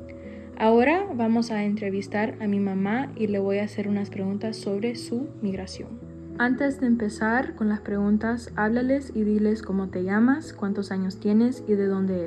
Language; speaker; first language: Spanish; early bilingual, heritage; Spanish